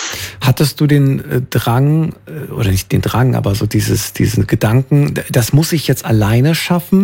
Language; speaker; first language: German; native; German